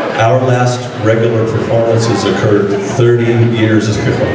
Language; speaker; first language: English; native; English